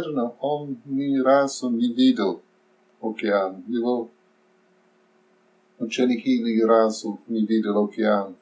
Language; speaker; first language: Russian; non-native, fluent; English